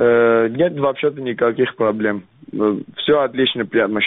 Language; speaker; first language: Russian; non-native, learner; Armenian